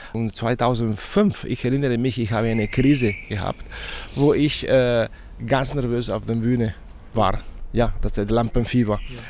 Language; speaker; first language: German; non-native, fluent; Spanish